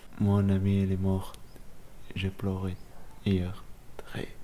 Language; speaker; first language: French; non-native, learner; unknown